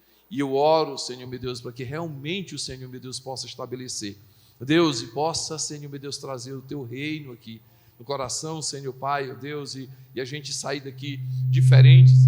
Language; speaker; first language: Portuguese; native; Portuguese